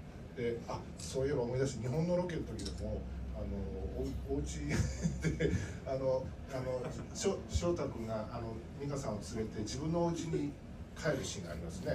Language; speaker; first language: Japanese; native; Japanese